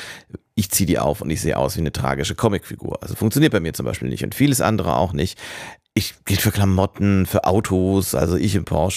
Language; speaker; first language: German; native; German